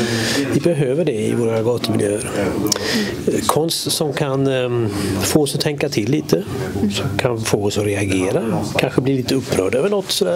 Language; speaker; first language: Swedish; native; Swedish